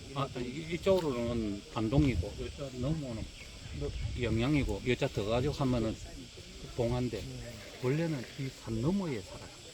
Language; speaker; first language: Korean; native; Korean